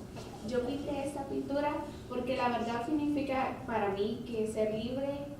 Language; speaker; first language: Spanish; early bilingual, heritage; Spanish